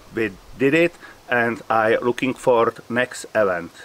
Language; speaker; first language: English; non-native, learner; Czech